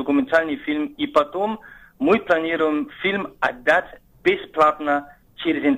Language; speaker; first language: Russian; non-native, fluent; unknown